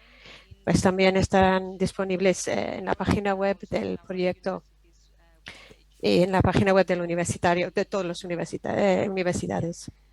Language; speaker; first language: Spanish; non-native, fluent; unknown